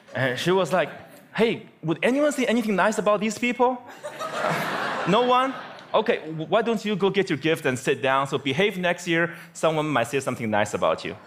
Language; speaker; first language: English; non-native, fluent; Chinese